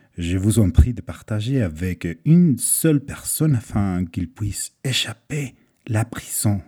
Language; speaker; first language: French; non-native, fluent; Spanish